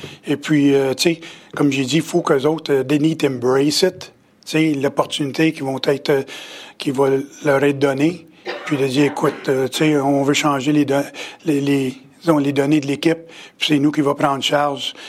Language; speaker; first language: French; native; French